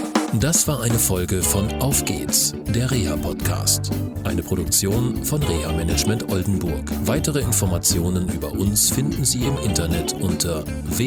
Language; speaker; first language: German; native; German